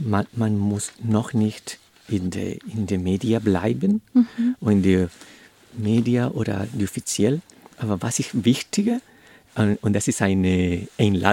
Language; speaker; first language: German; non-native, learner; Spanish